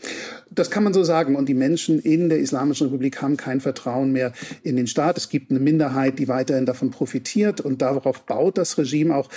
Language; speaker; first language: German; native; German